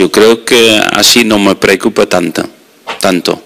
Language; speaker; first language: Spanish; non-native, fluent; Dutch